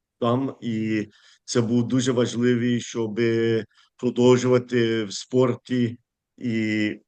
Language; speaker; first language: Ukrainian; early bilingual, heritage; Ukrainian